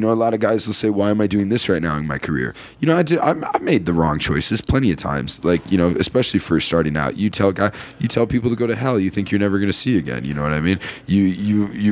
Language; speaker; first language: English; native; English